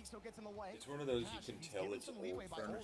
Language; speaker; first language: English; native; English